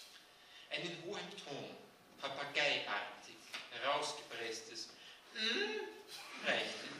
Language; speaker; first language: German; native; German